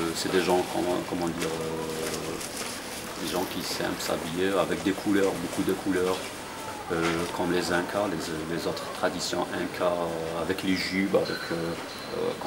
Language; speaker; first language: French; non-native, fluent; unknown